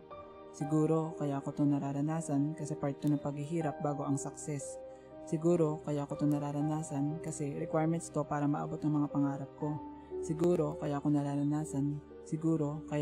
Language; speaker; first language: Filipino; native; Filipino